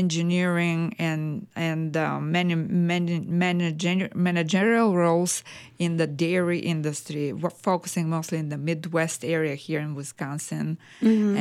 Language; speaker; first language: English; non-native, fluent; Bulgarian